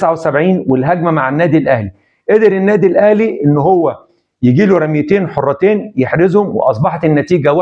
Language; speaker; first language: Arabic; native; Arabic